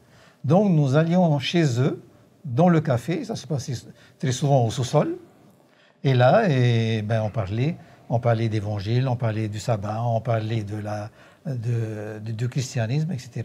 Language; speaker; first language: French; native; French